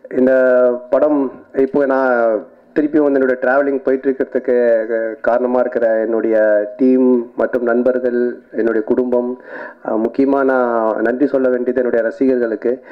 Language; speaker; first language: Tamil; native; Tamil